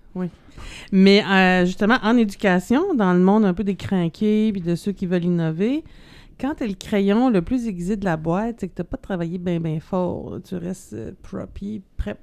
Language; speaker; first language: French; native; French